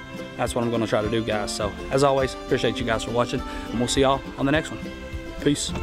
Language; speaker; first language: English; native; English